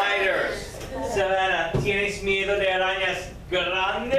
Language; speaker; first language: Spanish; non-native, fluent; English